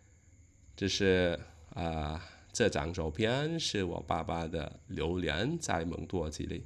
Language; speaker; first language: Chinese; non-native, learner; Khmer